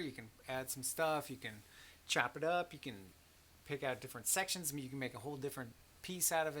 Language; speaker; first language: English; native; English